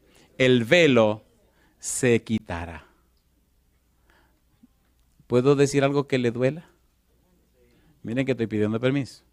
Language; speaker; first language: Spanish; native; Spanish